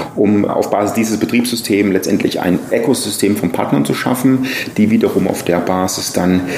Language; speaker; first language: German; native; German